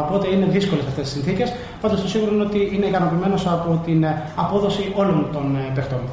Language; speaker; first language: Greek; native; Greek